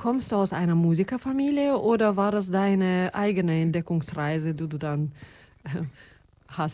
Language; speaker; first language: German; non-native, fluent; Russian